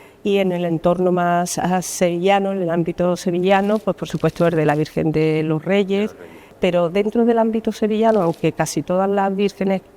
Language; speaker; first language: Spanish; native; Spanish